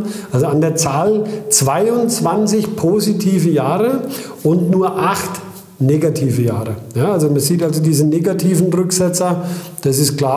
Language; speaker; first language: German; native; German